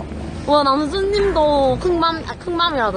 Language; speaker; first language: Korean; native; Korean